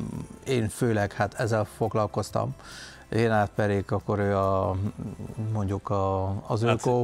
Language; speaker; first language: Hungarian; non-native, fluent; Dutch